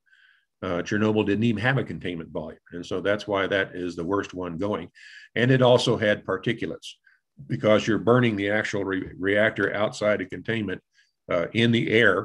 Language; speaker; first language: English; native; English